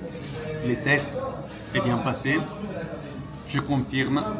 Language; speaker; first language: French; non-native, fluent; Italian